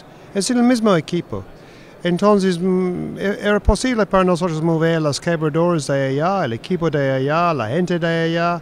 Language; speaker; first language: Spanish; non-native, fluent; English